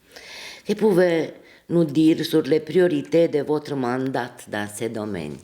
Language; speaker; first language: French; non-native, fluent; Romanian